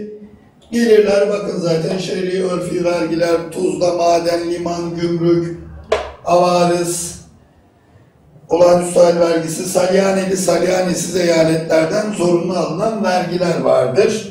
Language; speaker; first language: Turkish; native; Turkish